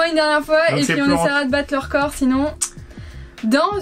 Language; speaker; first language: French; native; French